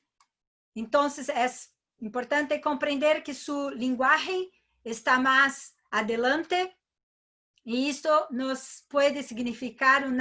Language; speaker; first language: Spanish; non-native, learner; Portuguese